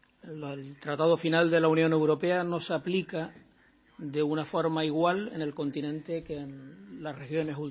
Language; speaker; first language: Spanish; native; Spanish